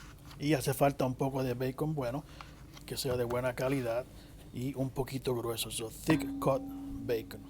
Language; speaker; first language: Spanish; native; Spanish